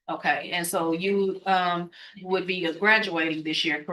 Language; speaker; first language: English; native; English